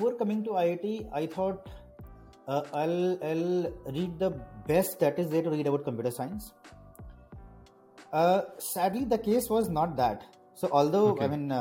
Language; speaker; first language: English; non-native, local second language; Hindi